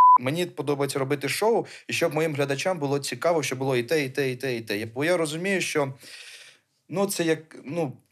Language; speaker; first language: Ukrainian; early bilingual, other home language; Armenian